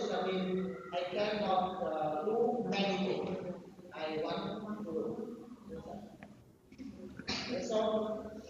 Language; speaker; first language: English; non-native, learner; Vietnamese